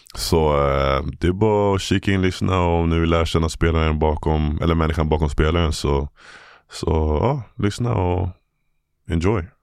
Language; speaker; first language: Swedish; native; Swedish